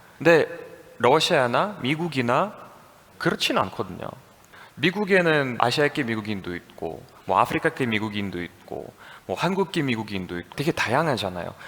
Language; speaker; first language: Korean; non-native, fluent; Russian